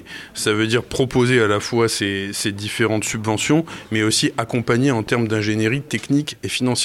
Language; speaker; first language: French; native; French